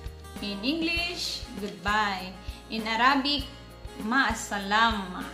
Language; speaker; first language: English; non-native, local second language; Filipino